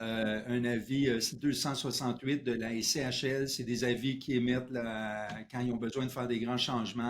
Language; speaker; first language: French; native; French